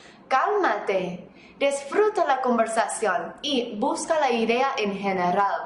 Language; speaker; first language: Spanish; non-native, fluent; English